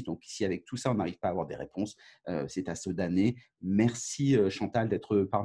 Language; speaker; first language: French; native; French